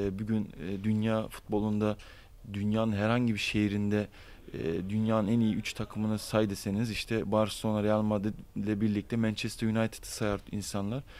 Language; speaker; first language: Turkish; early bilingual, heritage; Turkish